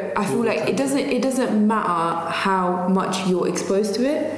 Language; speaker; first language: English; non-native, local second language; Tamil